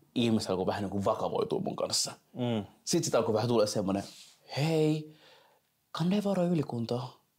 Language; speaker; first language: Finnish; native; Finnish